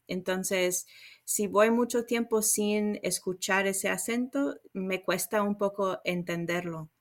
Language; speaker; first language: Spanish; non-native, fluent; English